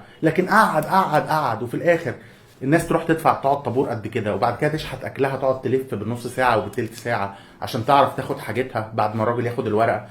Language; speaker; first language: Arabic; native; Arabic